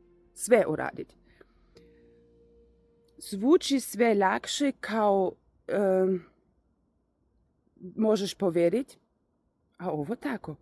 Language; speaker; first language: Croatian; non-native, learner; Russian